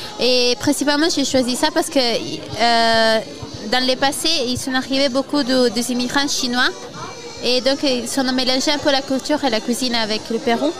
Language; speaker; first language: French; non-native, learner; Spanish